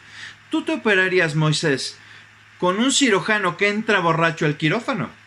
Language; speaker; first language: Spanish; native; Spanish